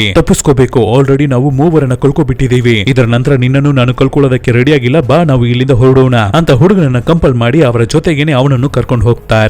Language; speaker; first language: Kannada; native; Kannada